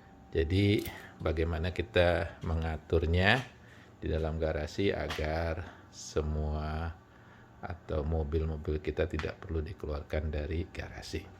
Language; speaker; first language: Indonesian; native; Indonesian